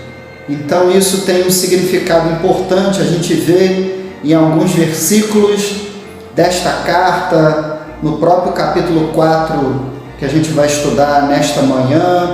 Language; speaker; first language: Portuguese; native; Portuguese